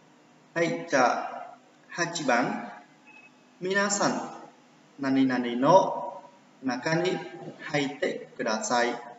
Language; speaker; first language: Japanese; non-native, fluent; Khmer